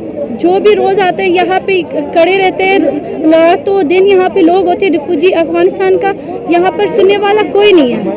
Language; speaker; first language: Hindi; non-native, fluent; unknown